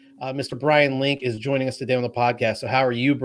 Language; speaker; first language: English; native; English